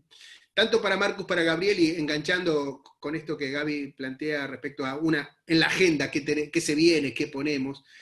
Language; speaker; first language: Spanish; native; Spanish